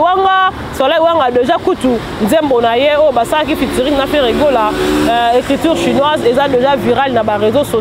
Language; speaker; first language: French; non-native, local second language; Lingala